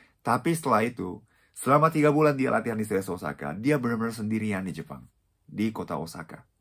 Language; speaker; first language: Indonesian; non-native, fluent; Japanese